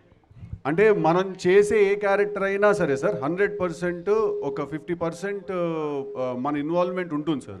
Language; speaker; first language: Telugu; native; Telugu